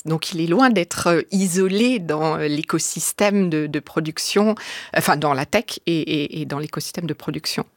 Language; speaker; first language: French; native; French